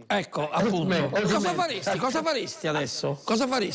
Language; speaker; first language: Italian; native; Italian